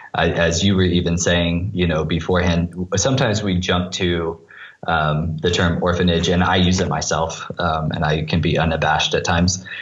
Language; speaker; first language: English; native; English